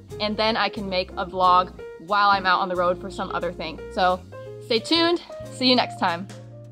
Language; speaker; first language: English; native; English